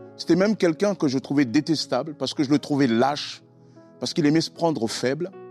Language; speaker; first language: French; native; French